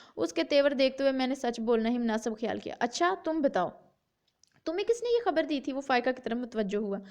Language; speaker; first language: Urdu; native; Urdu